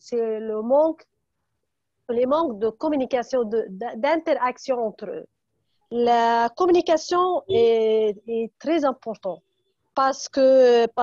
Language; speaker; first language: French; non-native, fluent; Arabic